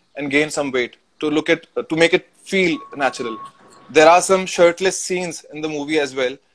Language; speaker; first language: English; non-native, local second language; Hindi